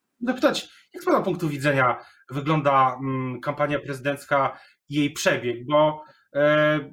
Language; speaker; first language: Polish; native; Polish